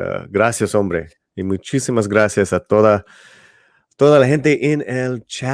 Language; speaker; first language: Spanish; early bilingual, heritage; English